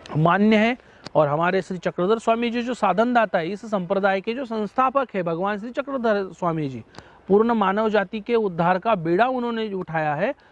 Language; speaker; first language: Hindi; non-native, local second language; Marathi